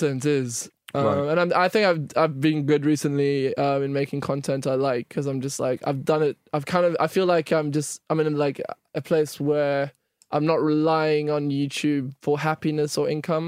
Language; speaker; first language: English; native; English